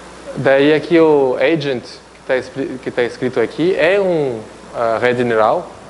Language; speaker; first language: Portuguese; non-native, fluent; French